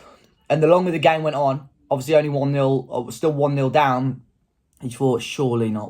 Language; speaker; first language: English; native; English